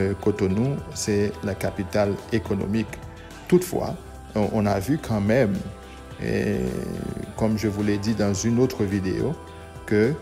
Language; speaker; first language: French; non-native, local second language; Haitian Creole